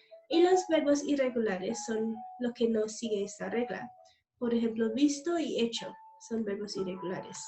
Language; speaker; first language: Spanish; non-native, fluent; English